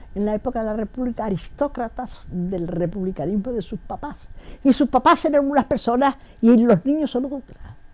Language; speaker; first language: Spanish; native; Spanish